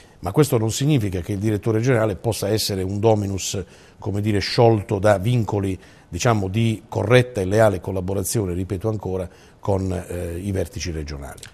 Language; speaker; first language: Italian; native; Italian